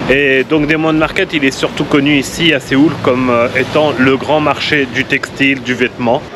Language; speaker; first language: French; native; French